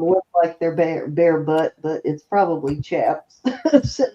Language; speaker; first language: English; native; English